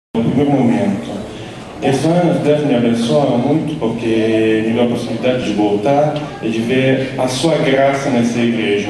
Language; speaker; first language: Portuguese; non-native, learner; Italian